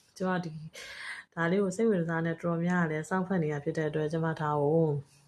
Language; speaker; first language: Burmese; native; Burmese